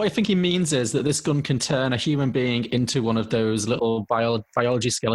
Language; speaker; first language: English; native; English